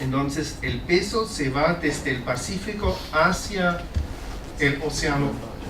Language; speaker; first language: Spanish; non-native, fluent; German